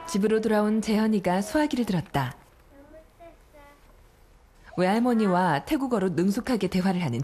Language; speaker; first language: Korean; native; Korean